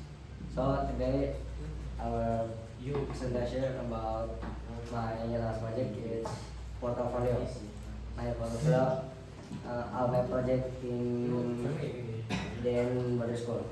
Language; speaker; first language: English; non-native, learner; Indonesian